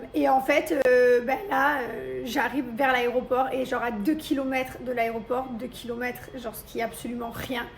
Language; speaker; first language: French; native; French